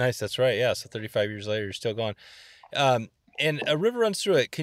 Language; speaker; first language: English; native; English